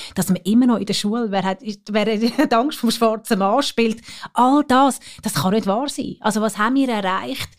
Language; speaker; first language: German; native; German